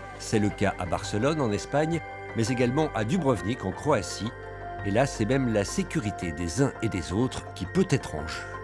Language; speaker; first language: French; native; French